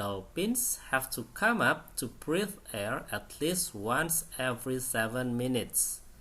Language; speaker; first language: English; non-native, fluent; Indonesian